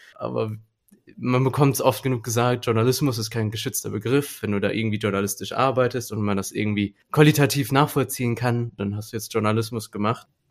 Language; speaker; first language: German; native; German